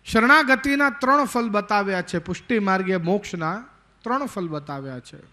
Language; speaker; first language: Hindi; non-native, local second language; Gujarati